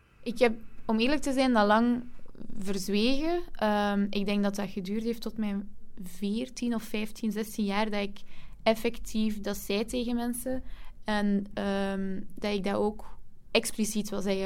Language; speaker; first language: Dutch; native; Dutch